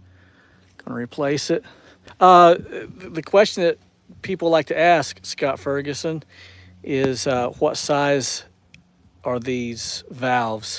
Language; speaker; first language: English; native; English